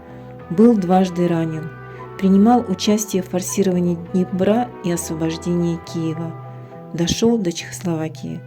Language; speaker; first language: Russian; native; Russian